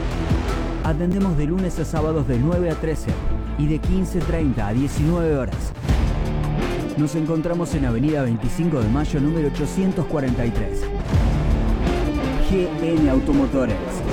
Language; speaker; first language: Spanish; native; Spanish